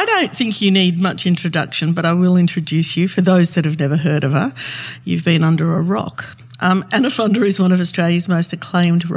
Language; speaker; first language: English; non-native, local second language; Arabic